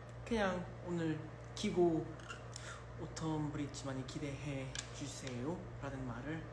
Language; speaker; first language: Korean; early bilingual, heritage; English